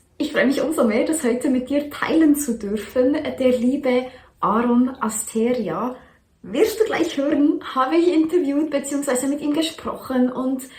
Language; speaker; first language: German; native; German